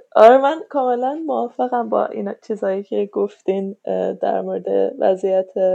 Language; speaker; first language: Persian; native; Persian